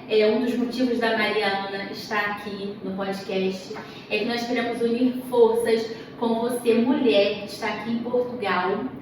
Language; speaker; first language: Portuguese; native; Portuguese